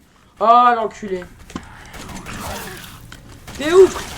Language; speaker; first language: French; native; French